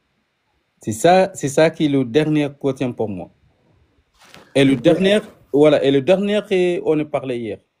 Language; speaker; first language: French; non-native, learner; Arabic